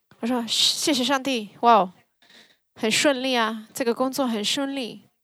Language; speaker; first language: Chinese; early bilingual, heritage; Chinese